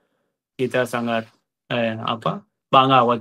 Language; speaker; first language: Indonesian; non-native, fluent; Spanish